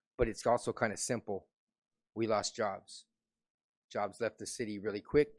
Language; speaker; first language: English; native; English